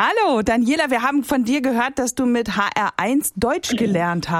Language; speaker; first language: German; native; German